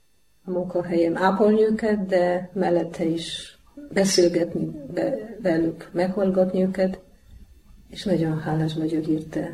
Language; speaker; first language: Hungarian; non-native, fluent; Polish